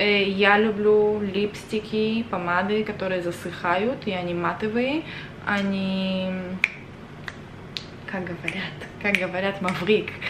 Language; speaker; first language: Russian; early bilingual, other home language; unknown